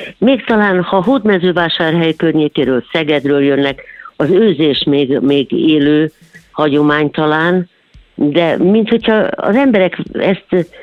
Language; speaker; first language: Hungarian; native; Hungarian